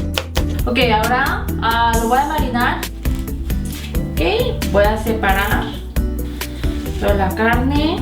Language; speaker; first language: Spanish; non-native, fluent; Korean